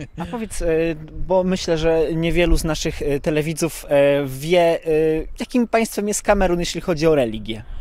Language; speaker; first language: Polish; native; Polish